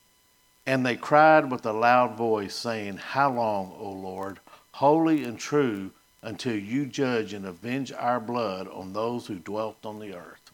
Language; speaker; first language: English; native; English